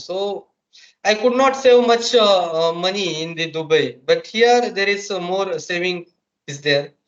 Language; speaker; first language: English; non-native, local second language; Marathi